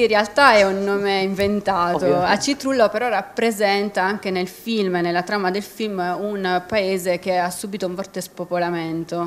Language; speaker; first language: Italian; native; Italian